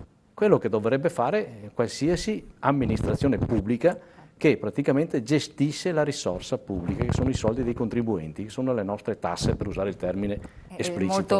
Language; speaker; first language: Italian; native; Italian